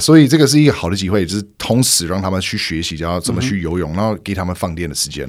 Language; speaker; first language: Chinese; non-native, fluent; English